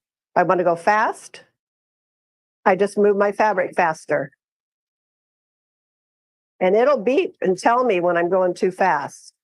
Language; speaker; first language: English; native; English